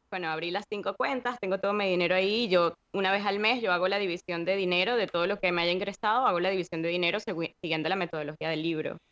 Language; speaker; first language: Spanish; native; Spanish